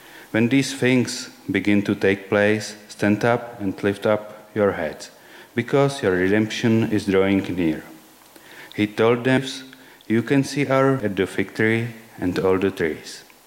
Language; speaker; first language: English; non-native, fluent; Czech